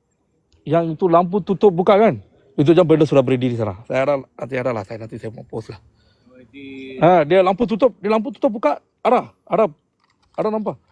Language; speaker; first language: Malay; non-native, local second language; Tamil